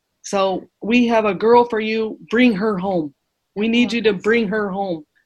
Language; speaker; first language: English; native; English